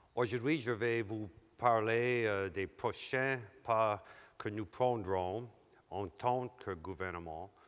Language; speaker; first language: French; non-native, local second language; English